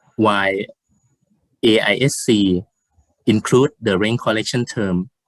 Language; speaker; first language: English; non-native, fluent; Thai